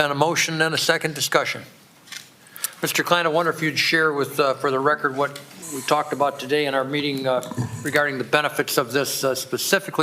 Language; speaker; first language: English; native; English